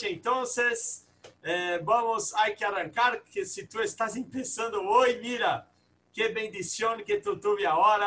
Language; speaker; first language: Spanish; non-native, fluent; Portuguese